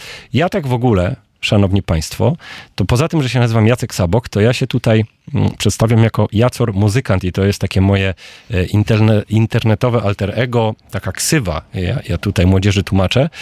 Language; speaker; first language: Polish; native; Polish